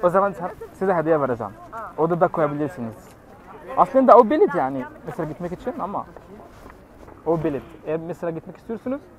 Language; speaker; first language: Turkish; non-native, learner; Arabic